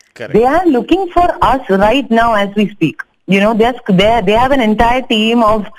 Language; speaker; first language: English; non-native, local second language; Tamil